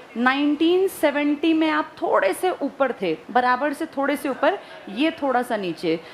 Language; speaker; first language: Hindi; native; Hindi